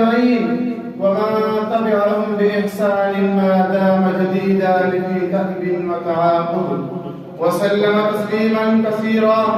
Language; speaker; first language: Arabic; non-native, learner; Urdu